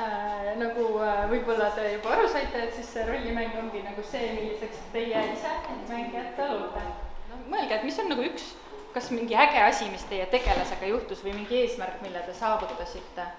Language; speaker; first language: Estonian; native; Estonian